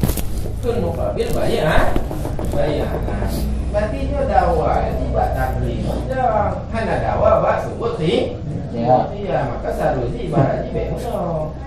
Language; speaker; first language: Indonesian; native; Indonesian